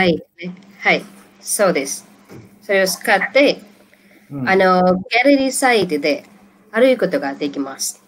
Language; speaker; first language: Japanese; non-native, learner; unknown